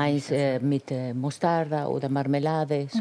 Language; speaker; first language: German; non-native, fluent; Italian